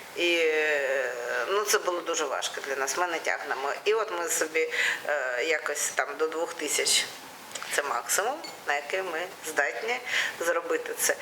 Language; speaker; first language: Ukrainian; non-native, local second language; Russian